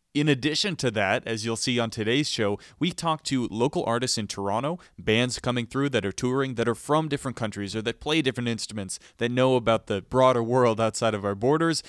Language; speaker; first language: English; native; English